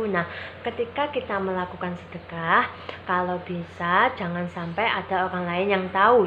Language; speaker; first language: Indonesian; native; Indonesian